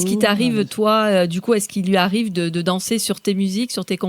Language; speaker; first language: French; native; French